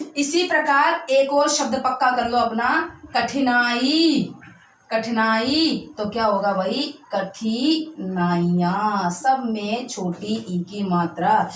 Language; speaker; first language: Hindi; native; Hindi